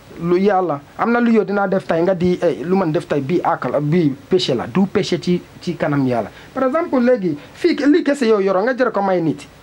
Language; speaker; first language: Wolof; non-native, learner; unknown